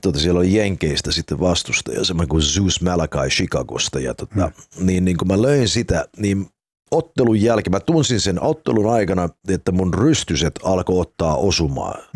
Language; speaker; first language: Finnish; early bilingual, heritage; Finnish